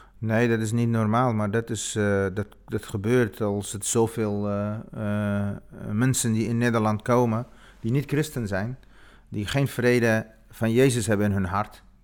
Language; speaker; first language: Dutch; non-native, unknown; Kurdish